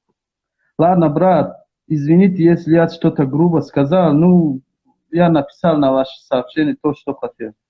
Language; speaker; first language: Russian; non-native, learner; Tajik